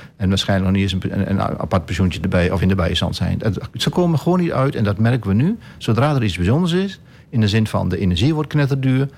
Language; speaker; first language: Dutch; native; Dutch